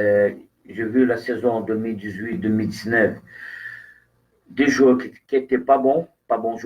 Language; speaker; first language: French; non-native, fluent; Portuguese